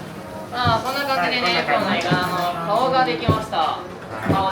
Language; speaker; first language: Japanese; native; Japanese